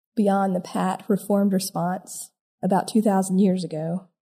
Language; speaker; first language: English; native; English